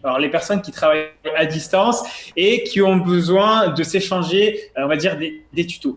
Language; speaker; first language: French; native; French